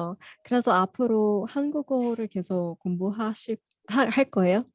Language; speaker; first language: Korean; non-native, fluent; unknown